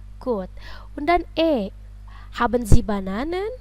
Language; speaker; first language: German; non-native, fluent; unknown